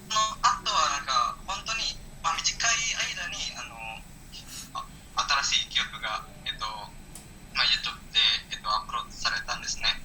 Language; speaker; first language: Japanese; non-native, learner; Indonesian